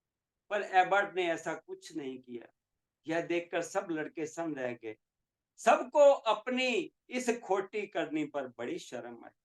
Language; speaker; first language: Hindi; native; Hindi